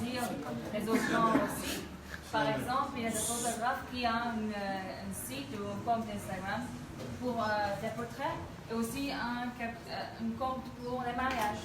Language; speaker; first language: French; non-native, fluent; Dutch